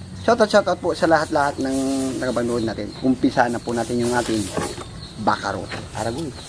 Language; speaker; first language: Filipino; native; Filipino